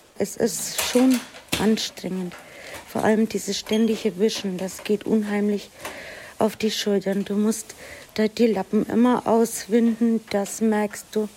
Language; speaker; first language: German; native; German